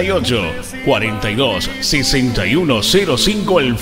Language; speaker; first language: Spanish; native; Spanish